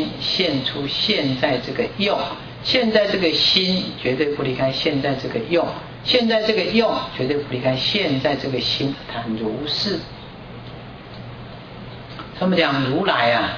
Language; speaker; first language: Chinese; native; Chinese